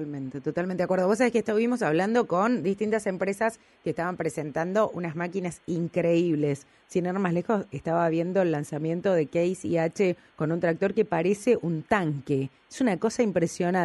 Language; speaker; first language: Spanish; native; Spanish